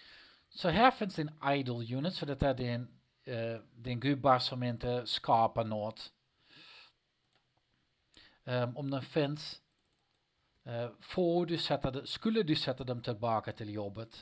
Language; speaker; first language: Swedish; non-native, learner; Dutch